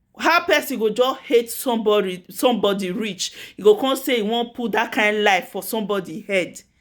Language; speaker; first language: Nigerian Pidgin; native; Nigerian Pidgin